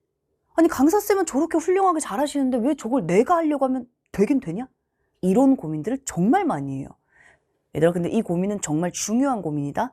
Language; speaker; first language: Korean; native; Korean